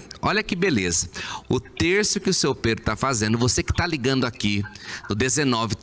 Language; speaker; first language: Portuguese; native; Portuguese